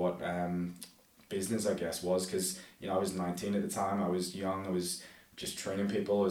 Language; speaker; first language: English; native; English